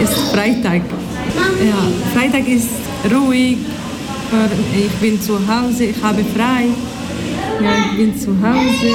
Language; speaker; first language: German; non-native, learner; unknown